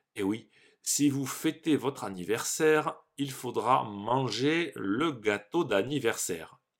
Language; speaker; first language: French; native; French